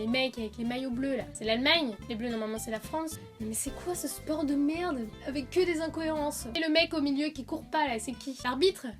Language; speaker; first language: French; early bilingual, other home language; Portuguese